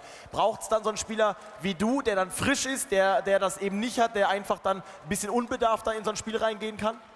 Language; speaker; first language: German; native; German